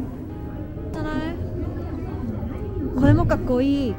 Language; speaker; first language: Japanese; non-native, fluent; Thai